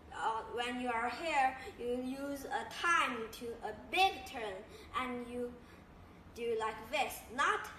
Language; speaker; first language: English; non-native, learner; Chinese